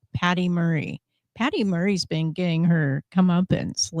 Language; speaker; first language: English; native; English